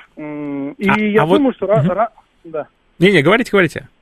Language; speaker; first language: Russian; native; Russian